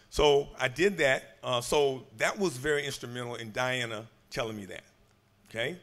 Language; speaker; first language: English; native; English